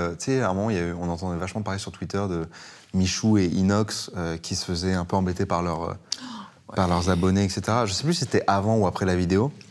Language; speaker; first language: French; early bilingual, other home language; Persian